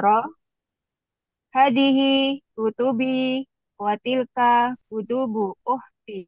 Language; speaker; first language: Arabic; non-native, learner; Indonesian